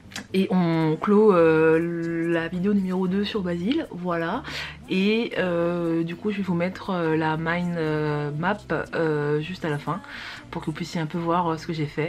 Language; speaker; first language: French; native; French